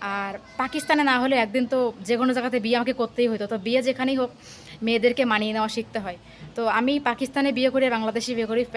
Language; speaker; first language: Bangla; native; Bangla